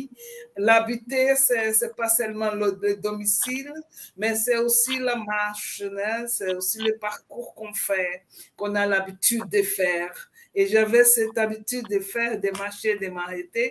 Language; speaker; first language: French; non-native, fluent; Portuguese